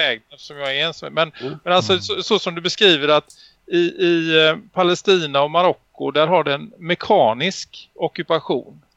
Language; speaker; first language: Swedish; native; Swedish